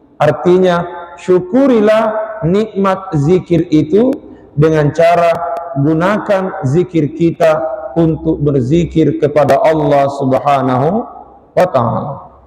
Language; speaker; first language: Malay; non-native, local second language; Buginese